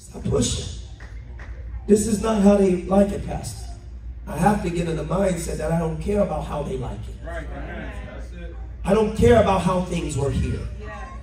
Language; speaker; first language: English; native; English